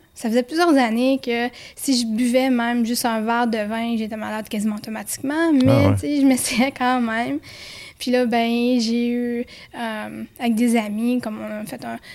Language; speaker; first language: French; native; French